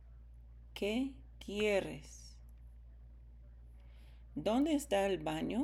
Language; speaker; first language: Spanish; non-native, learner; English